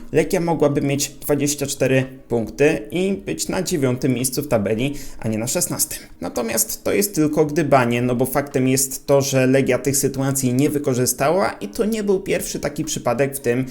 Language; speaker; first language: Polish; native; Polish